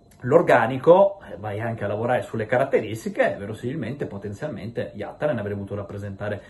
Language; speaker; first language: Italian; native; Italian